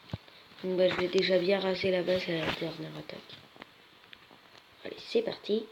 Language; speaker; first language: French; native; French